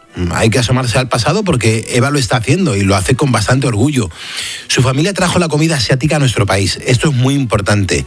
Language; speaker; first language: Spanish; native; Spanish